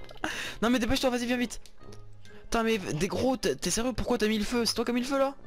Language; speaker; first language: French; native; French